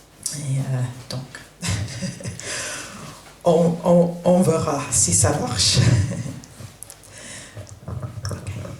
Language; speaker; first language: French; non-native, fluent; English